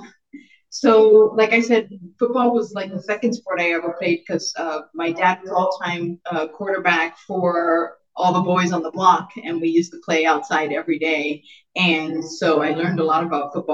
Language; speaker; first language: English; native; English